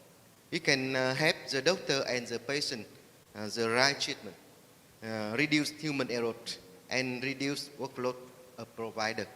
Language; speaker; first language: English; non-native, learner; Vietnamese